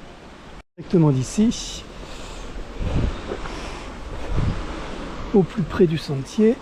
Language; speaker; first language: French; native; French